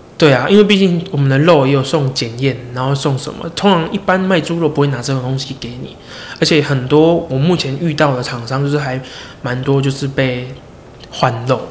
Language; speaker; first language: Chinese; native; Chinese